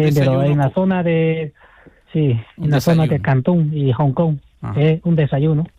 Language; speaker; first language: Spanish; non-native, fluent; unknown